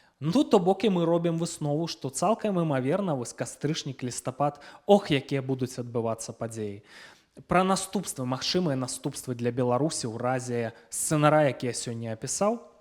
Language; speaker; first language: Belarusian; non-native, local second language; Russian